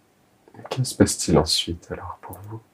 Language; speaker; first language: French; native; French